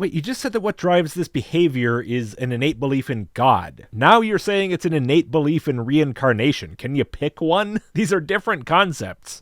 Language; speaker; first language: English; native; English